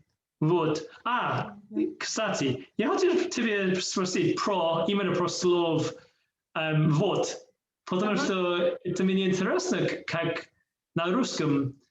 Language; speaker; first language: Russian; non-native, learner; English